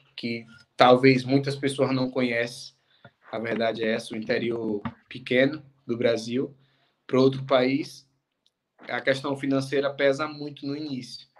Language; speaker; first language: Portuguese; native; Portuguese